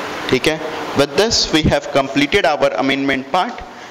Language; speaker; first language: English; non-native, local second language; Hindi